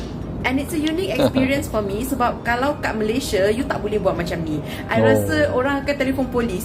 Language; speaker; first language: Malay; native; Malay